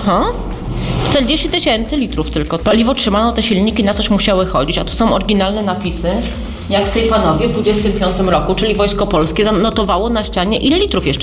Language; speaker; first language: Polish; native; Polish